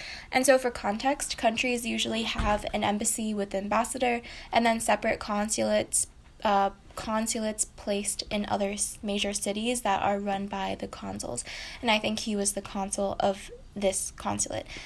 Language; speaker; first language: English; native; English